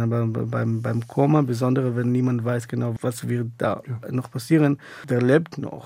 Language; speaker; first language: German; non-native, fluent; Hebrew